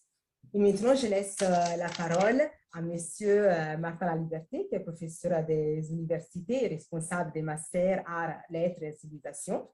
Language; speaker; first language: French; non-native, fluent; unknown